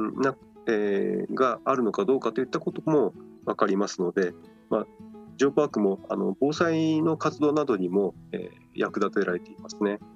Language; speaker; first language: Japanese; native; Japanese